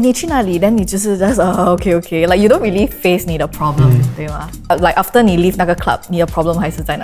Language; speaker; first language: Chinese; non-native, local second language; English